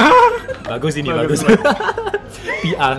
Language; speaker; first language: Indonesian; non-native, learner; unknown